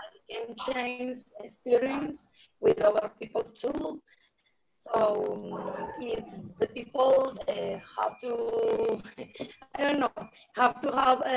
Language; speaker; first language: English; non-native, learner; Spanish